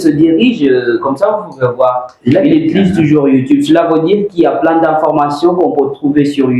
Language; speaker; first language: French; non-native, fluent; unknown